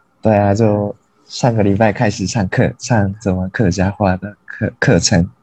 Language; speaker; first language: Chinese; non-native, learner; Japanese